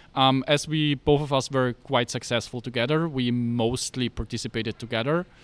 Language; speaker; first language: English; non-native, fluent; German